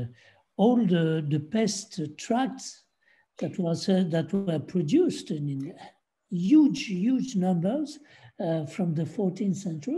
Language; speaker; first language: English; non-native, fluent; French